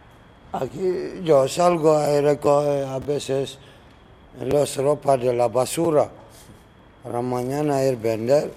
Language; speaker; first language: Spanish; non-native, learner; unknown